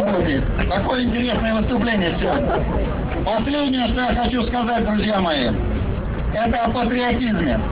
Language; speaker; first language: Russian; native; Russian